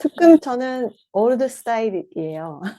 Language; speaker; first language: Korean; non-native, fluent; Japanese